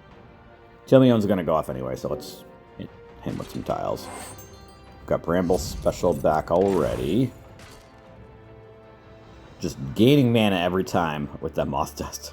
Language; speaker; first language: English; native; English